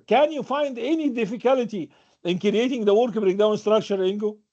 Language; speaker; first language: English; non-native, fluent; Arabic